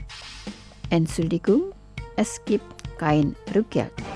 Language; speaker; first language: German; non-native, learner; Indonesian